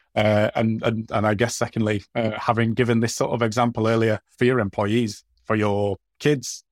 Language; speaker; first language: English; native; English